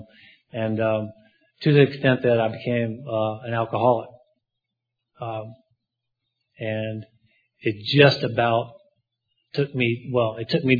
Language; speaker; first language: English; native; English